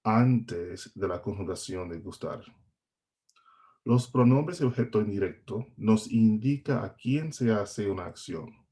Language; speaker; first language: Spanish; non-native, fluent; English